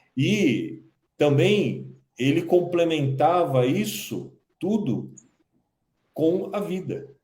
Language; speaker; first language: Portuguese; early bilingual, other home language; Kabuverdianu